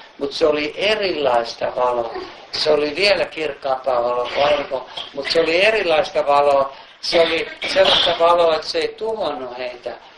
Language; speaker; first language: Finnish; native; Finnish